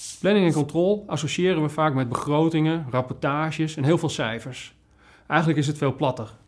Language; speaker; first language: Dutch; native; Dutch